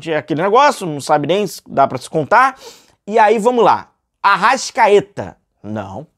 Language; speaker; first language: Portuguese; native; Portuguese